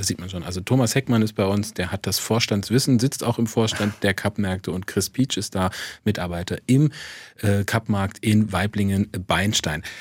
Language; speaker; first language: German; native; German